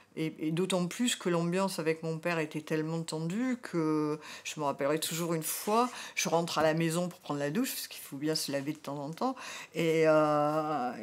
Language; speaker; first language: French; native; French